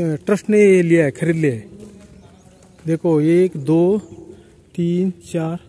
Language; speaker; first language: Hindi; non-native, local second language; Marathi